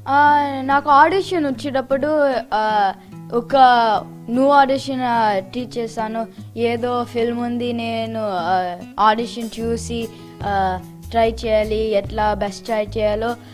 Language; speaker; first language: Telugu; early bilingual, heritage; Telugu